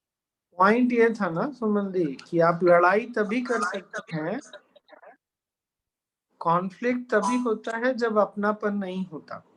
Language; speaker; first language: Hindi; native; Hindi